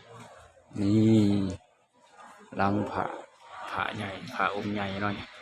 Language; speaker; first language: Thai; non-native, local second language; Northeastern Thai